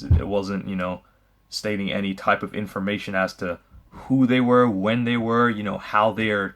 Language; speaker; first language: English; native; English